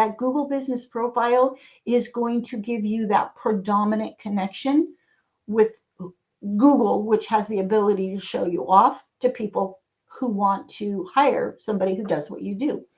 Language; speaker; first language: English; native; English